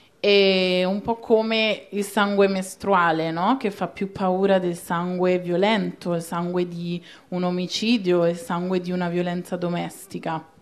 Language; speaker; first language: Italian; native; Italian